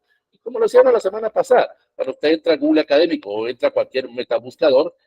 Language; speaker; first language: Spanish; native; Spanish